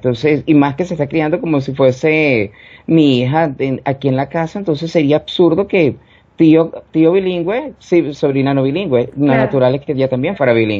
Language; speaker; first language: Spanish; native; Spanish